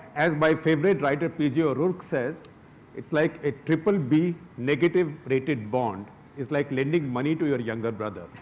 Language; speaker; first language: English; non-native, local second language; Hindi